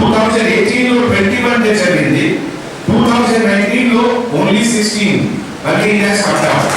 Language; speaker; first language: Telugu; non-native, fluent; Hindi